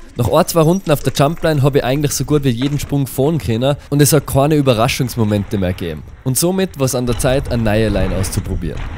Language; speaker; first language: German; native; German